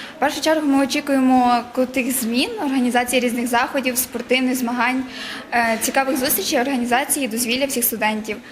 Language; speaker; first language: Ukrainian; native; Ukrainian